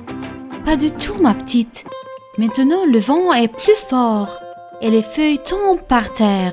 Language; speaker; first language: French; non-native, fluent; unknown